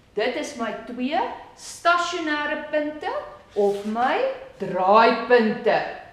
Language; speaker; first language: English; non-native, local second language; Afrikaans